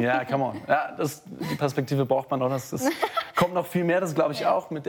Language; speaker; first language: German; native; German